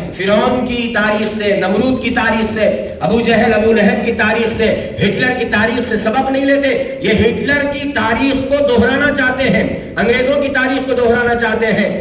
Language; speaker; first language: Urdu; native; Urdu